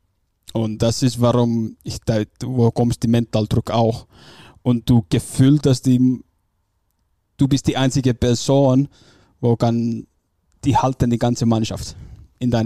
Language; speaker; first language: German; non-native, fluent; Finnish